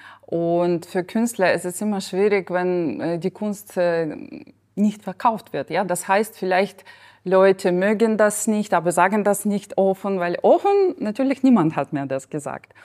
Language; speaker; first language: German; non-native, fluent; Ukrainian